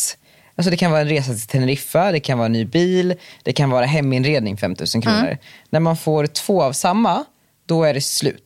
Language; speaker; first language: Swedish; native; Swedish